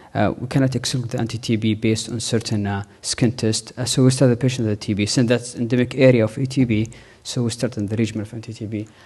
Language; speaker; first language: English; non-native, fluent; Arabic